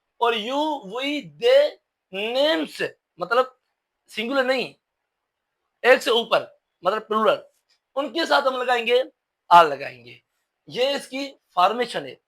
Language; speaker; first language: Urdu; non-native, local second language; Sindhi